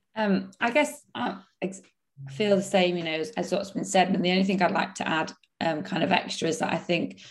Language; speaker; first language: English; native; English